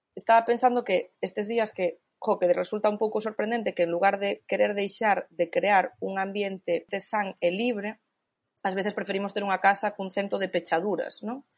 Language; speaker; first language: Galician; native; Galician